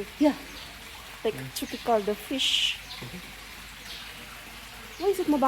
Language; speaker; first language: English; non-native, local second language; Filipino